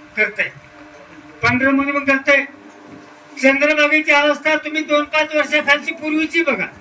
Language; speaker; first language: Marathi; native; Marathi